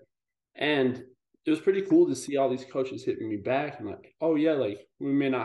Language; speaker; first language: English; native; English